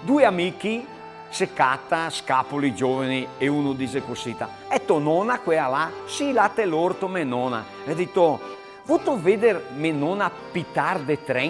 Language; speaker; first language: Italian; early bilingual, heritage; Italian